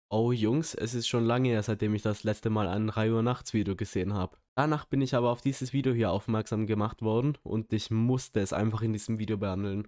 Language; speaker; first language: German; native; German